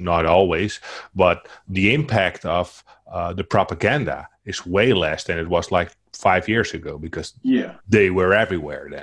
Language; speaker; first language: English; non-native, fluent; Dutch